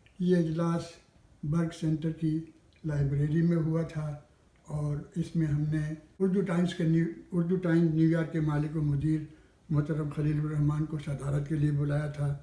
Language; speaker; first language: Urdu; native; Urdu